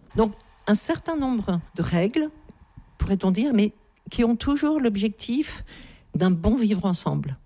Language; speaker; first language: French; native; French